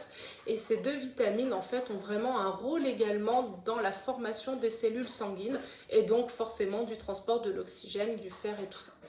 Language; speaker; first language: French; native; French